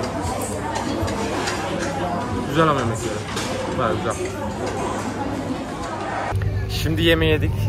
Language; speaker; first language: Turkish; native; Turkish